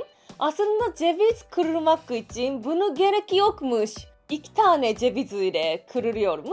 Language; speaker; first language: Turkish; non-native, learner; Japanese